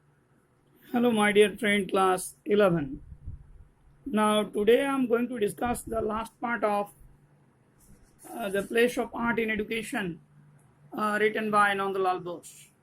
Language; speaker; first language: English; non-native, local second language; Bangla